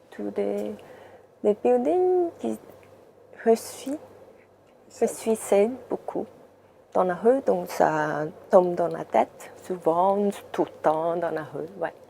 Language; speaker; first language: French; non-native, learner; Cantonese